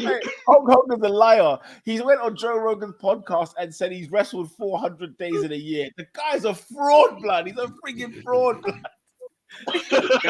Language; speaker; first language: English; native; English